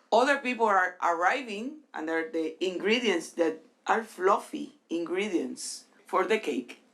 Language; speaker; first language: English; non-native, fluent; Spanish